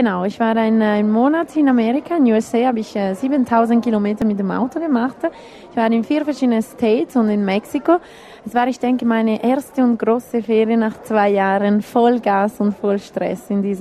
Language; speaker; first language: German; non-native, local second language; Italian